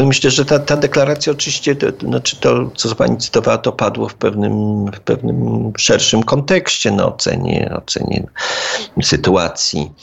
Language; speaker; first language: Polish; native; Polish